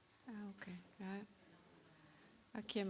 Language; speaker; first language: Icelandic; non-native, fluent; Spanish